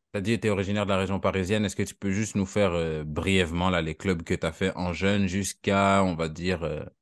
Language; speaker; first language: French; native; French